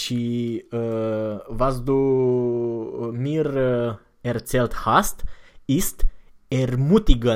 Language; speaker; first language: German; non-native, fluent; Romanian